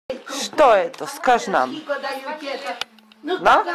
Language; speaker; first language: Russian; non-native, learner; Slovak